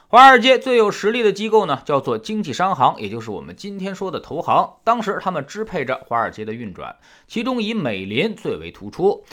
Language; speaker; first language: Chinese; native; Chinese